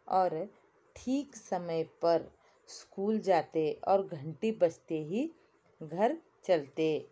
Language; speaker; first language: Hindi; non-native, local second language; Kannada